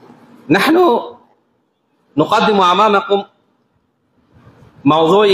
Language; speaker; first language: Arabic; non-native, fluent; Bangla